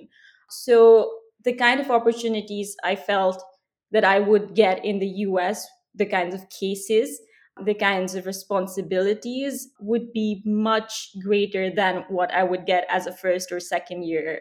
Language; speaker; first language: English; non-native, local second language; Hindi